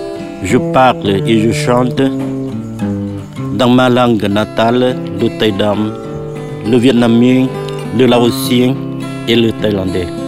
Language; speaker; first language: French; non-native, fluent; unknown